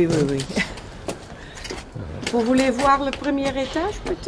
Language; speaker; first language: French; non-native, learner; Dutch